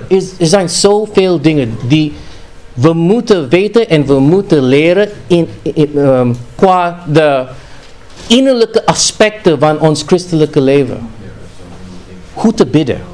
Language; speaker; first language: Dutch; non-native, fluent; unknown